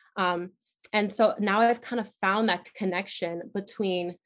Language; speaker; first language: English; native; English